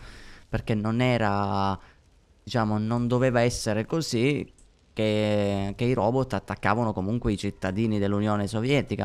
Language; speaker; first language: Italian; native; Italian